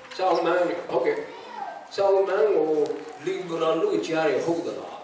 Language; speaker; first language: Burmese; non-native, local second language; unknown